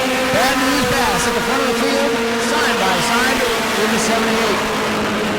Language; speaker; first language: English; native; English